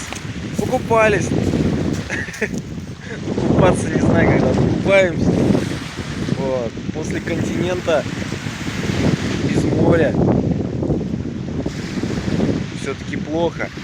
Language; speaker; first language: Russian; native; Russian